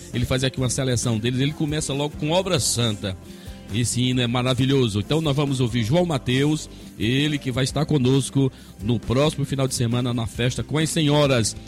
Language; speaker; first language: Portuguese; native; Portuguese